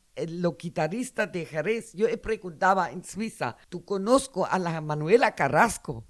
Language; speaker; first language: Spanish; non-native, learner; German